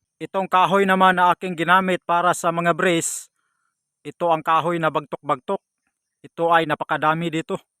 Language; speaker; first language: Filipino; non-native, local second language; Cebuano